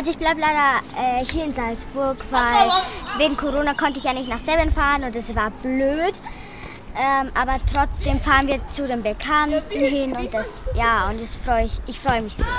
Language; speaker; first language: German; non-native, local second language; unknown